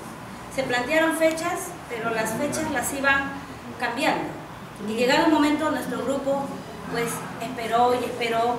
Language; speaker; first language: Spanish; native; Spanish